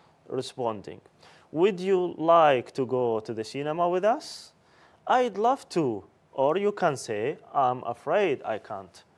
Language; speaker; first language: English; non-native, fluent; Arabic